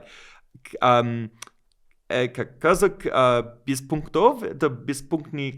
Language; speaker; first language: Russian; non-native, learner; English